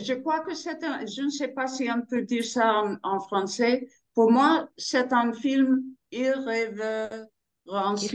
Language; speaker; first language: French; non-native, learner; Spanish